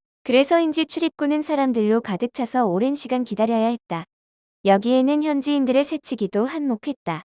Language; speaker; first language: Korean; native; Korean